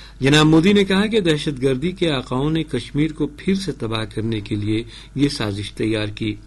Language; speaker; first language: Urdu; native; Urdu